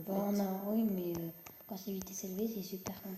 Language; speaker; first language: French; native; French